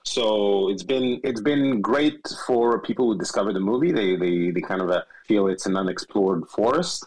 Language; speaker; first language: English; non-native, fluent; French